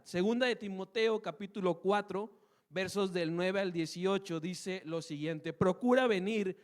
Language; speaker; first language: Spanish; native; Spanish